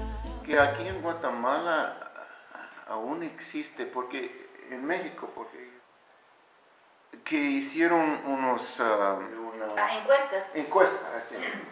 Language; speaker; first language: Spanish; non-native, learner; English